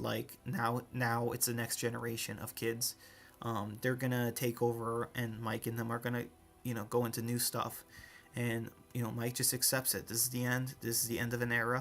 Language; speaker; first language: English; native; English